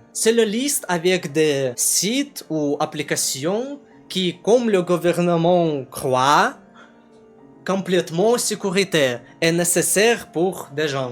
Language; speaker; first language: French; non-native, learner; Russian